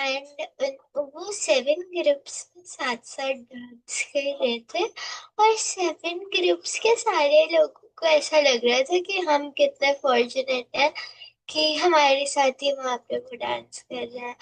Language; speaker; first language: Hindi; native; Hindi